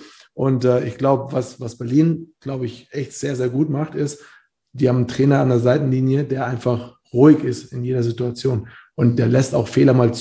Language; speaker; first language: German; native; German